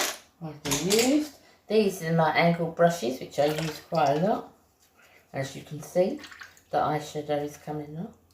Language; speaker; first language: English; native; English